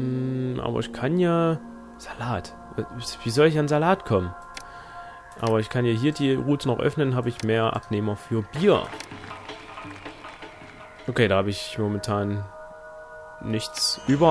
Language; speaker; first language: German; native; German